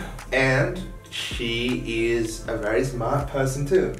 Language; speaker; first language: English; non-native, fluent; Portuguese